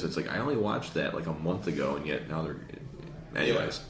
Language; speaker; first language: English; native; English